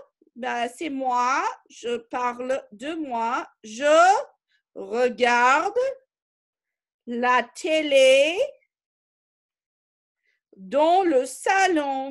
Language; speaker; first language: French; non-native, fluent; English